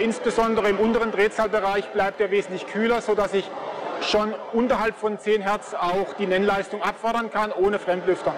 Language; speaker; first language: German; native; German